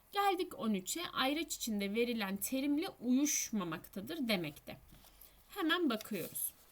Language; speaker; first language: Turkish; native; Turkish